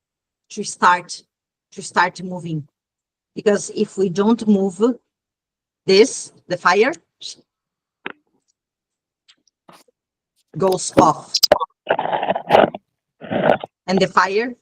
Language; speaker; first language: English; non-native, fluent; Portuguese